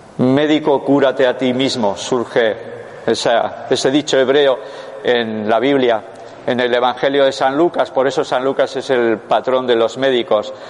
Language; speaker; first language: Spanish; non-native, local second language; Basque